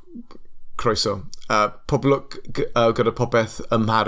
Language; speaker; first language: Welsh; non-native, local second language; English